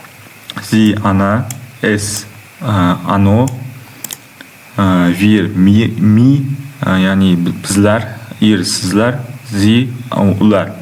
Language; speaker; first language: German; non-native, learner; Uzbek